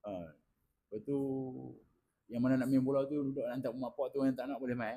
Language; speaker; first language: Malay; native; Malay